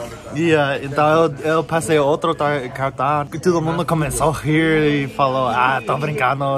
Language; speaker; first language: Portuguese; non-native, learner; English